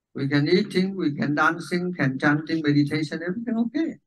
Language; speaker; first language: English; non-native, learner; Vietnamese